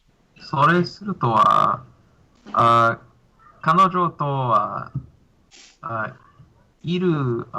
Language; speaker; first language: Japanese; non-native, learner; English